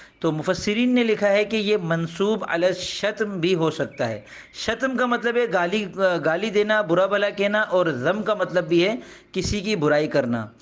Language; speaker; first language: Urdu; native; Urdu